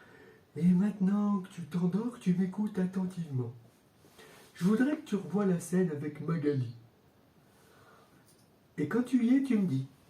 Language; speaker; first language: French; native; French